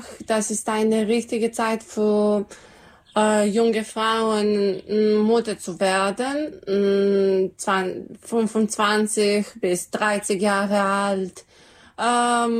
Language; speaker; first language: German; non-native, learner; Serbian